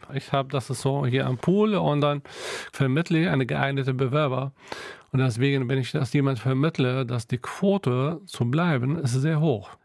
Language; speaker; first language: German; non-native, local second language; Arabic